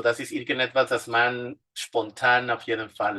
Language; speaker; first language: German; non-native, fluent; Spanish